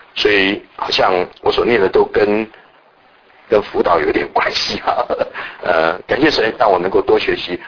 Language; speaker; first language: Chinese; native; Chinese